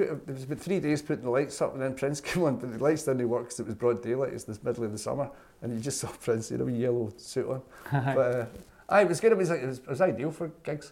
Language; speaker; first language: English; native; English